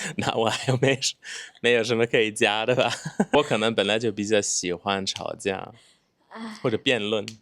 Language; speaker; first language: Chinese; non-native, fluent; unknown